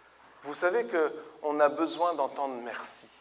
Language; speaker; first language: French; native; French